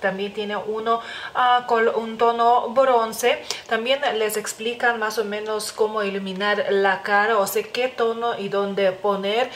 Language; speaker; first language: Spanish; non-native, fluent; Lithuanian